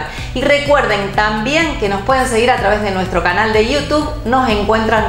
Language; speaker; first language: Spanish; native; Spanish